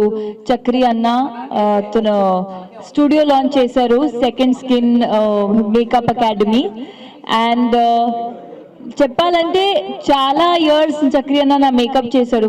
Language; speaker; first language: Telugu; non-native, local second language; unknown